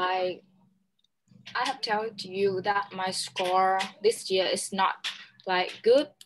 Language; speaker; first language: English; non-native, learner; Vietnamese